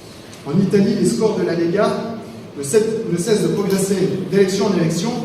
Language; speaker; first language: French; native; French